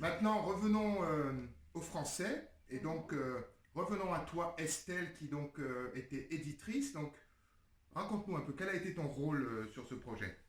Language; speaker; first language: French; native; French